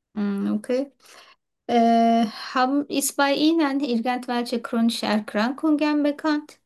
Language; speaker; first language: German; non-native, learner; Turkish